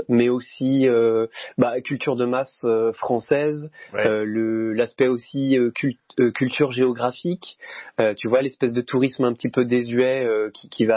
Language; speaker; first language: French; native; French